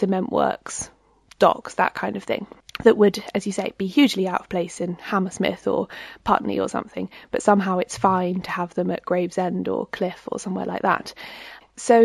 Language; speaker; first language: English; native; English